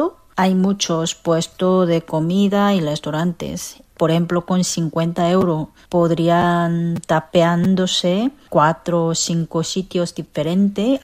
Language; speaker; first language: Spanish; non-native, fluent; Korean